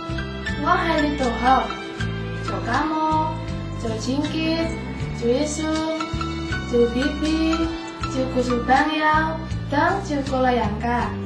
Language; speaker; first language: Chinese; non-native, learner; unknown